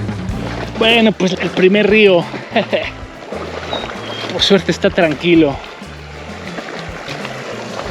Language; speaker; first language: Spanish; native; Spanish